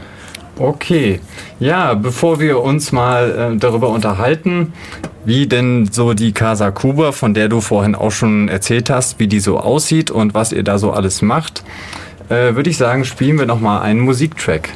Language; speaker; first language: German; native; German